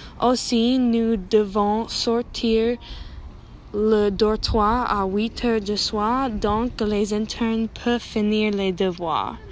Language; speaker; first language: French; non-native, learner; English